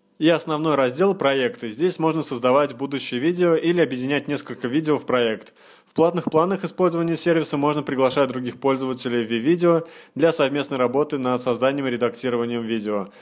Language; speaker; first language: Russian; native; Russian